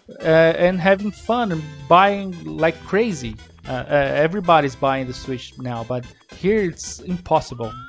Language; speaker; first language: English; non-native, fluent; Portuguese